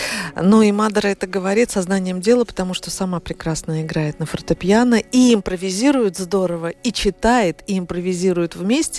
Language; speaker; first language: Russian; native; Russian